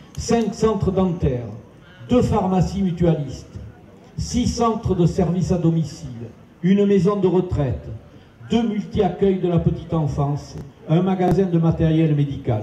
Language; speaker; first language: French; native; French